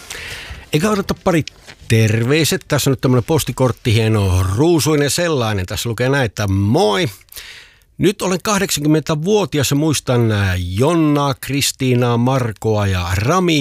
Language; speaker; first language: Finnish; native; Finnish